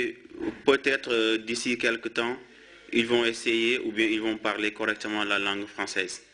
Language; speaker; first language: French; non-native, fluent; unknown